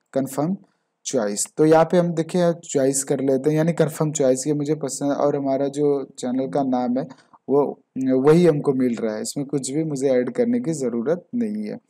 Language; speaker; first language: Hindi; native; Hindi